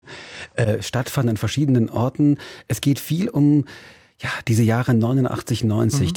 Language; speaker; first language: German; native; German